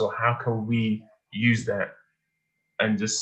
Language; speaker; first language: English; native; English